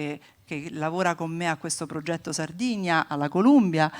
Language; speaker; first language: Italian; native; Italian